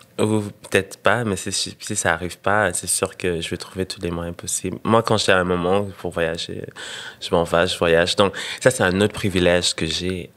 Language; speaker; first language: French; non-native, local second language; Rundi